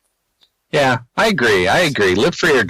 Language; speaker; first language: English; native; English